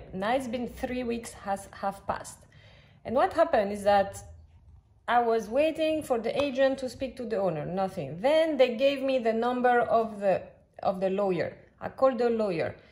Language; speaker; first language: English; non-native, fluent; French